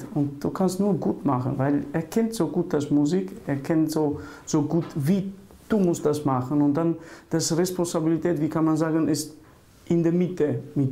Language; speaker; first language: German; non-native, learner; Albanian